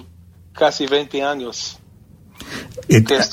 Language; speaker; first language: Spanish; non-native, fluent; Hebrew